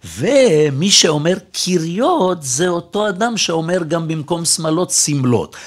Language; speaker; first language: Hebrew; native; Hebrew